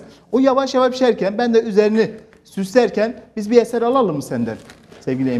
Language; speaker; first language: Turkish; native; Turkish